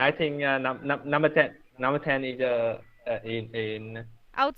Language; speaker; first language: English; non-native, learner; Vietnamese